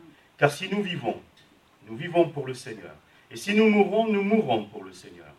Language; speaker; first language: French; native; French